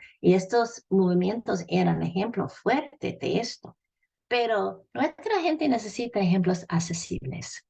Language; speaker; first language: Spanish; non-native, fluent; English